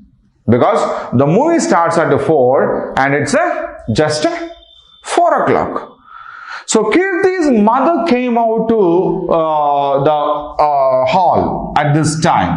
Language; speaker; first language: English; non-native, local second language; Telugu